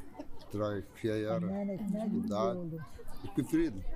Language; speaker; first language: German; non-native, learner; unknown